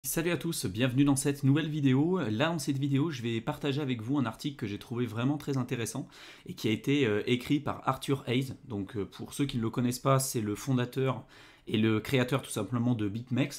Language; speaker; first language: French; native; French